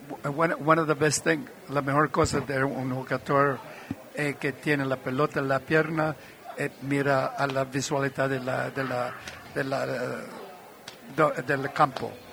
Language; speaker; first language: Spanish; non-native, learner; Italian